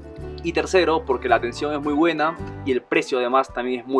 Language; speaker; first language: Spanish; native; Spanish